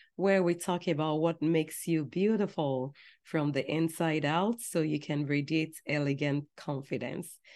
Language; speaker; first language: English; non-native, local second language; Yoruba